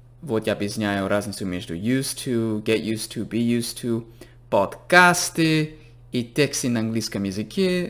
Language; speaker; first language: Russian; non-native, fluent; English